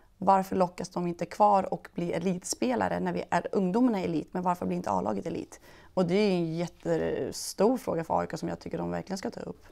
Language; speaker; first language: Swedish; early bilingual, other home language; Persian